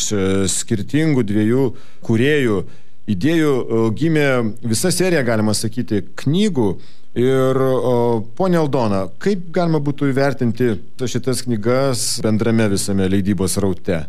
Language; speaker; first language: Lithuanian; native; Lithuanian